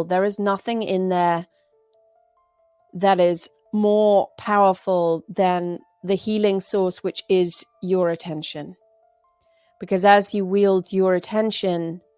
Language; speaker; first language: English; native; English